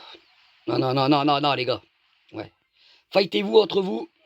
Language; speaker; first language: French; native; French